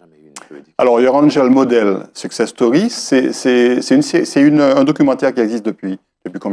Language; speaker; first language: French; native; French